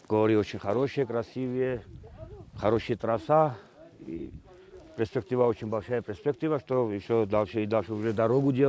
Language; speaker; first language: Russian; non-native, fluent; Georgian